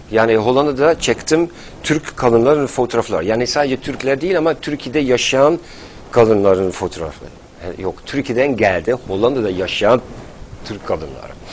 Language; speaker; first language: Turkish; non-native, fluent; Dutch